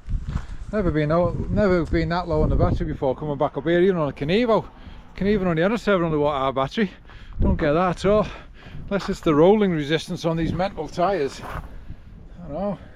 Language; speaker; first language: English; native; English